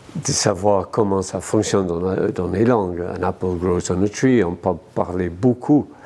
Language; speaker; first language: French; non-native, fluent; English